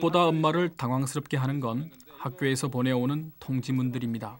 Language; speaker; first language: Korean; native; Korean